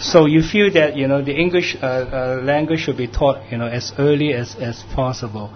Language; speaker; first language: English; non-native, local second language; Cantonese